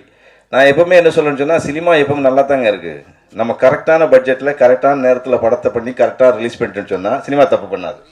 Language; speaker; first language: Tamil; native; Tamil